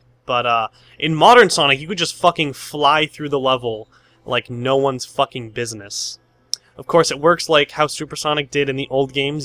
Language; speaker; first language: English; native; English